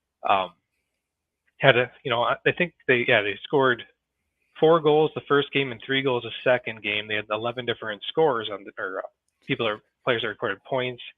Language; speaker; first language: English; native; English